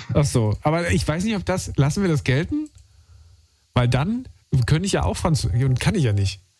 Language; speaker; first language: German; native; German